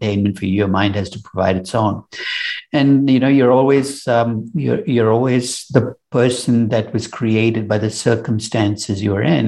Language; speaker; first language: English; non-native, local second language; Tamil